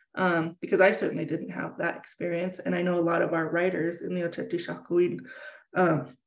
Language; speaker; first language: English; native; English